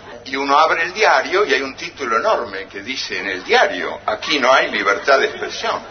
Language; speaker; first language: Spanish; native; Spanish